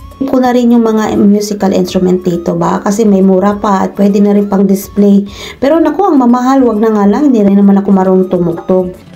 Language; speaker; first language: Filipino; non-native, local second language; Cebuano